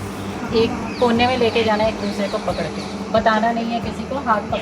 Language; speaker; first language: Hindi; native; Hindi